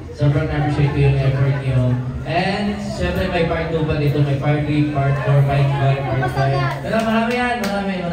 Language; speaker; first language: Filipino; non-native, local second language; Cebuano